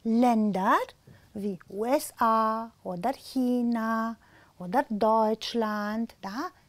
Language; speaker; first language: German; non-native, fluent; Romanian